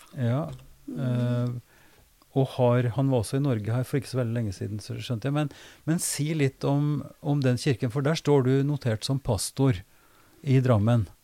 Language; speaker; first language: Norwegian; native; Norwegian